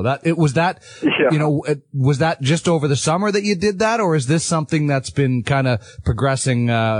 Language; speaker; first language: English; native; English